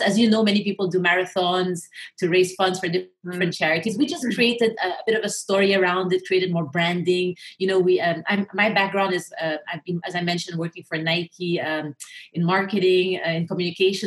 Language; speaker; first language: English; non-native, local second language; French